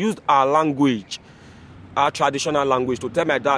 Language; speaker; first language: English; non-native, local second language; Bini